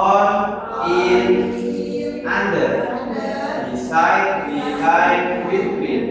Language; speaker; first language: English; non-native, local second language; Indonesian